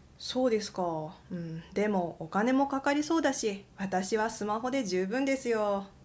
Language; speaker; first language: Japanese; native; Japanese